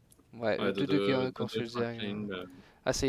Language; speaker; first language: French; native; French